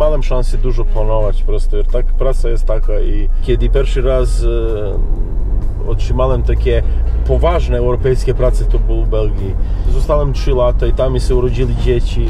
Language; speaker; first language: Polish; non-native, learner; Serbian